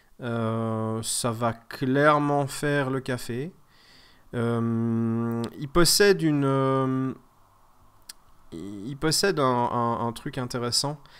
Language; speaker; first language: French; native; French